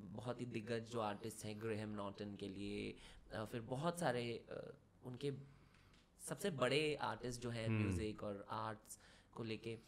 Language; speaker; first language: Hindi; non-native, local second language; Marathi